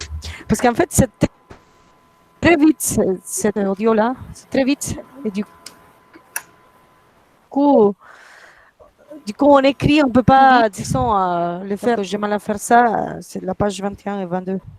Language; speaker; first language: French; non-native, fluent; Spanish